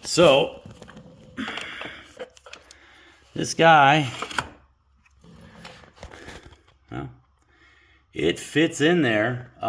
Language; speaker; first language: English; native; English